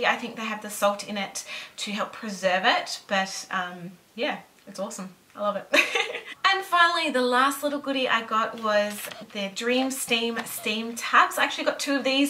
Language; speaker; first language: English; native; English